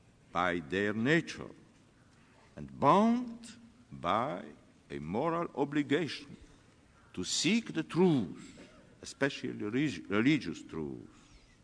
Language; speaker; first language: English; non-native, fluent; Polish